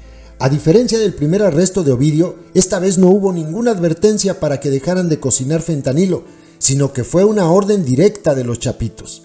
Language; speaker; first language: Spanish; native; Spanish